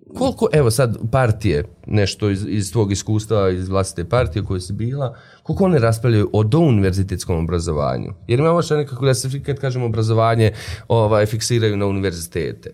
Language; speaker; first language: Bosnian; native; Bosnian